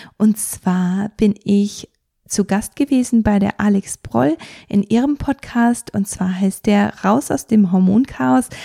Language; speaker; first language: German; early bilingual, other home language; Russian